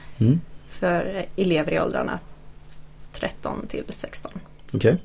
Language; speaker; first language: Swedish; native; Swedish